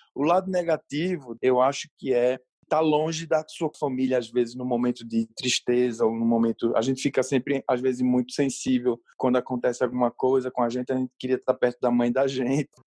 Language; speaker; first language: Portuguese; native; Portuguese